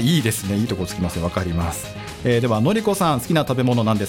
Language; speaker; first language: Japanese; native; Japanese